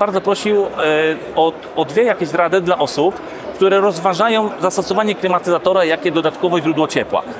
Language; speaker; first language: Polish; native; Polish